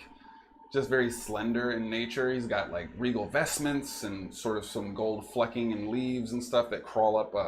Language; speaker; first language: English; native; English